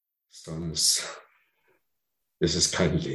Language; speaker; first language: German; non-native, learner; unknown